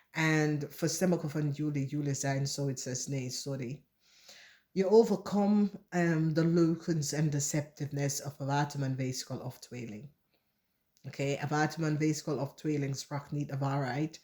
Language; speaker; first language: Dutch; non-native, fluent; English